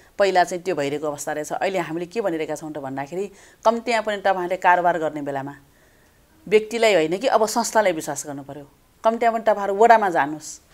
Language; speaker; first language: Nepali; native; Nepali